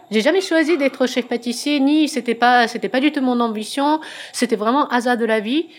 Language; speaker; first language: French; non-native, fluent; Japanese